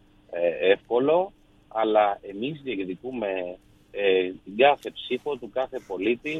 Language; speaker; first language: Greek; native; Greek